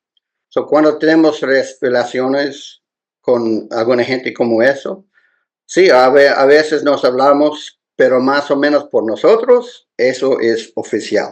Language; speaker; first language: Spanish; non-native, learner; English